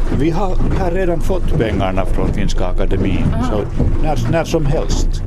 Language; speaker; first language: Swedish; non-native, local second language; Finnish